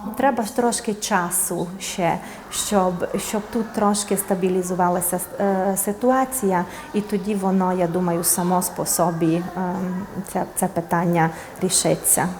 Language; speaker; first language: Ukrainian; non-native, local second language; Hungarian